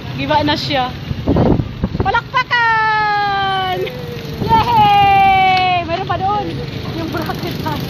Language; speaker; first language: Filipino; non-native, local second language; Bikol